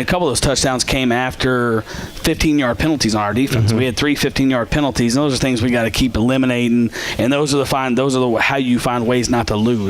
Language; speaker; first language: English; native; English